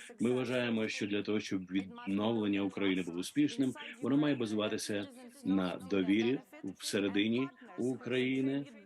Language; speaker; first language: Ukrainian; native; Ukrainian